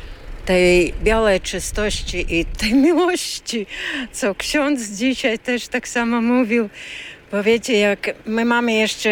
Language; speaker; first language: Polish; early bilingual, heritage; Polish